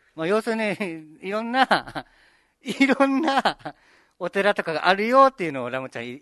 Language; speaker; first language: Japanese; native; Japanese